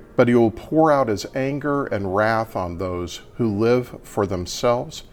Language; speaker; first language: English; native; English